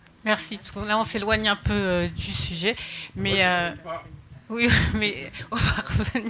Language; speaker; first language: French; native; French